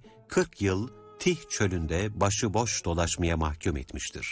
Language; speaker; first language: Turkish; native; Turkish